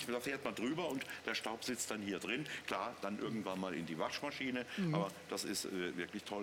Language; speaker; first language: German; native; German